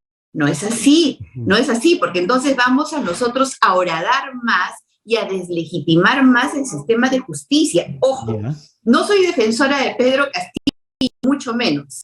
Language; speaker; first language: Spanish; native; Spanish